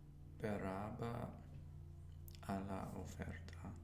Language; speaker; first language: Spanish; non-native, learner; English